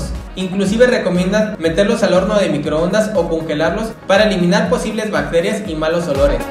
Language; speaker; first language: Spanish; native; Spanish